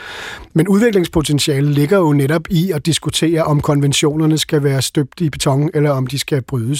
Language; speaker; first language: Danish; native; Danish